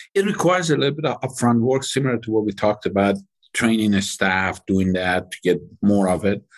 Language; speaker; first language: English; non-native, fluent; Persian